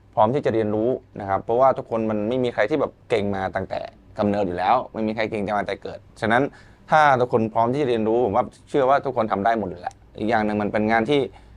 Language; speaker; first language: Thai; native; Thai